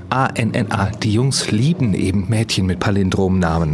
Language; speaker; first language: German; native; German